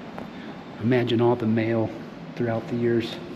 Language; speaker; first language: English; native; English